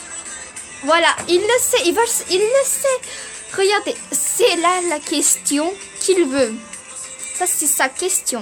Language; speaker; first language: French; early bilingual, other home language; Portuguese